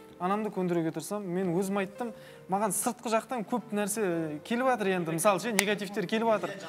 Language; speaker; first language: Kazakh; native; Kazakh